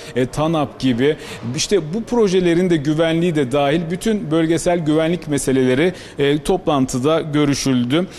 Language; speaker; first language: Turkish; native; Turkish